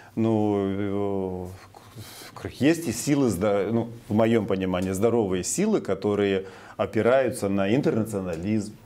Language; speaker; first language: Russian; non-native, local second language; Romanian